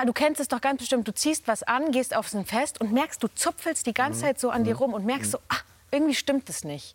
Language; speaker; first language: German; native; German